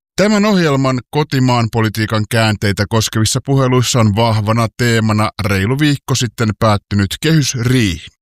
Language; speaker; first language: Finnish; native; Finnish